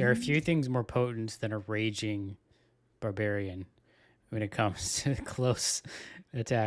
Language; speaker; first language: English; native; English